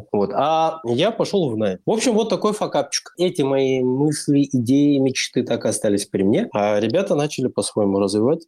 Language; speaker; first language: Russian; native; Russian